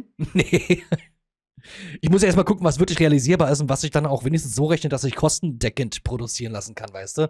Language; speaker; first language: German; native; German